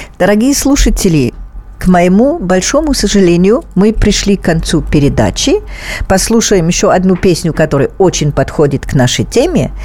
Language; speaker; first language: Russian; non-native, fluent; German